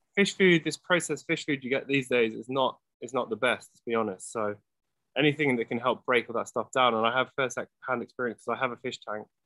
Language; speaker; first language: English; native; English